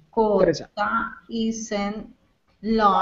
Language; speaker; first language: English; non-native, learner; Spanish